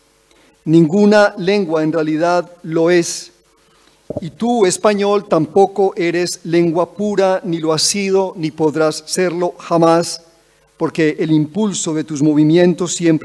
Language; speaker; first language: Spanish; native; Spanish